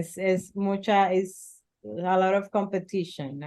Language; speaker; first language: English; non-native, learner; Spanish